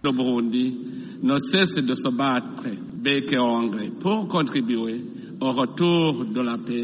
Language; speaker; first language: French; non-native, local second language; Rundi